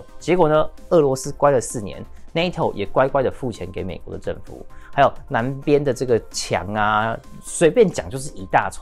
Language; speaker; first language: Chinese; native; Chinese